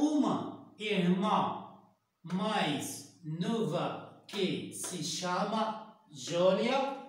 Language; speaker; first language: Portuguese; non-native, learner; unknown